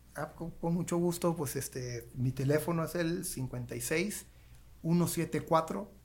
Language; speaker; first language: Spanish; native; Spanish